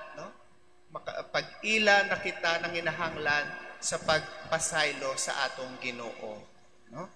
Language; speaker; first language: Cebuano; non-native, local second language; Filipino